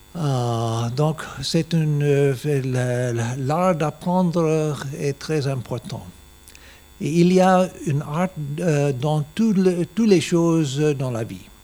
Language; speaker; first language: French; non-native, learner; English